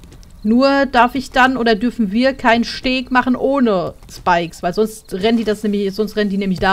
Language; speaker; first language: German; native; German